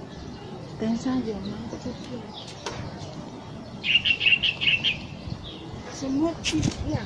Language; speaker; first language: Chinese; non-native, learner; Indonesian